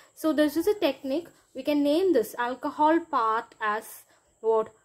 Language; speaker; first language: English; non-native, local second language; Malayalam